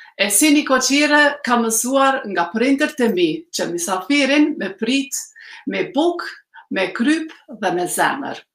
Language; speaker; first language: Albanian; early bilingual, heritage; Albanian